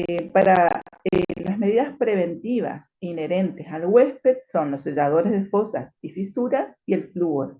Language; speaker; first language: Spanish; native; Spanish